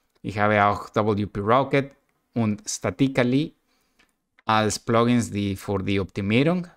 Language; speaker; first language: German; non-native, learner; Spanish